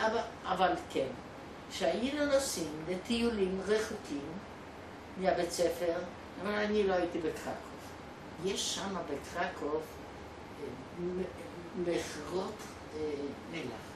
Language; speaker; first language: Hebrew; non-native, fluent; Polish